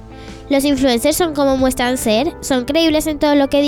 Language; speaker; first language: Spanish; native; Spanish